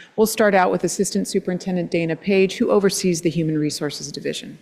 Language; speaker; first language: English; native; English